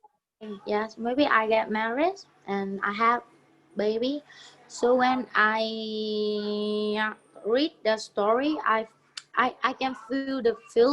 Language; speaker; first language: English; non-native, learner; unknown